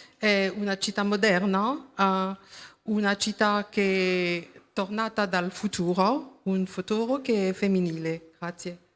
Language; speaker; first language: Italian; non-native, learner; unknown